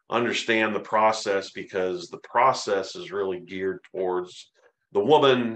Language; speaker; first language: English; native; English